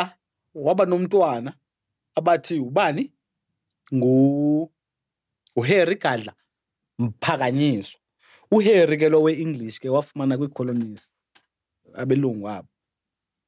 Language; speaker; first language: English; non-native, local second language; Xhosa